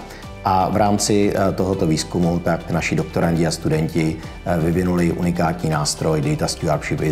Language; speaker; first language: Czech; native; Czech